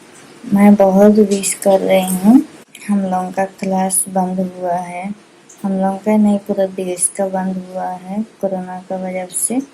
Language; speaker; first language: Hindi; non-native, local second language; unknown